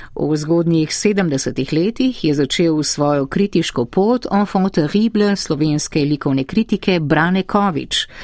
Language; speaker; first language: Slovenian; native; Slovenian